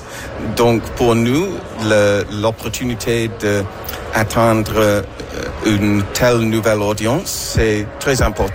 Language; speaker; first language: French; non-native, learner; English